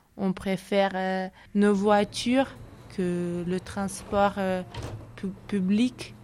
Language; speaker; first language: French; non-native, learner; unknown